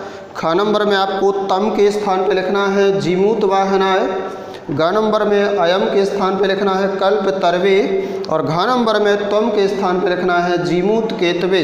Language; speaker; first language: Hindi; native; Hindi